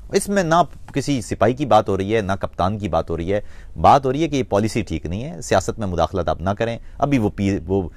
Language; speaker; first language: Urdu; non-native, local second language; Punjabi